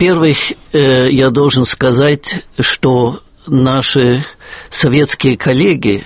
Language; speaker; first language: Russian; non-native, fluent; German